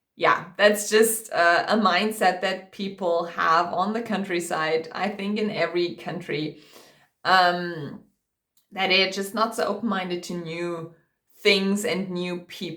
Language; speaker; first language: English; non-native, fluent; German